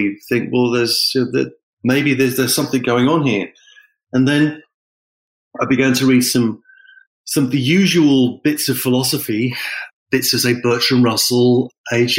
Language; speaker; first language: English; native; English